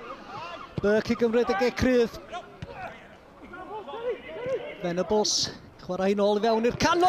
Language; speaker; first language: Welsh; native; Welsh